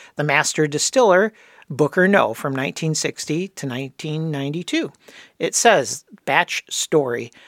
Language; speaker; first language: English; native; English